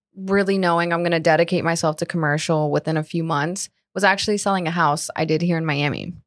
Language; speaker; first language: English; early bilingual, other home language; Spanish